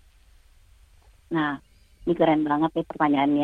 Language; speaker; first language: Indonesian; native; Indonesian